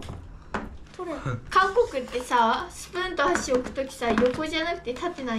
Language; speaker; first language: Japanese; early bilingual, other home language; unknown